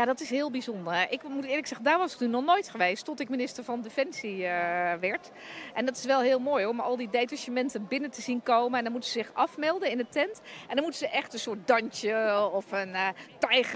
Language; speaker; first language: Dutch; native; Dutch